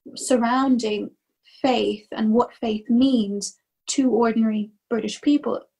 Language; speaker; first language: English; native; English